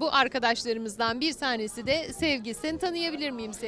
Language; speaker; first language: Turkish; native; Turkish